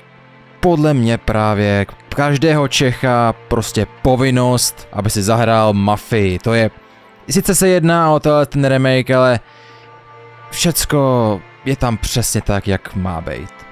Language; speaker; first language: Czech; native; Czech